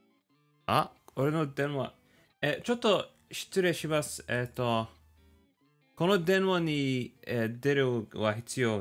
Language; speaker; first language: Japanese; non-native, learner; English